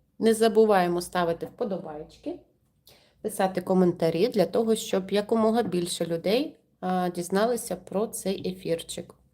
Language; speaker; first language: Ukrainian; non-native, local second language; Russian